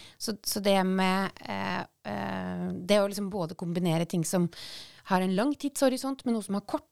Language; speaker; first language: Norwegian; native; Norwegian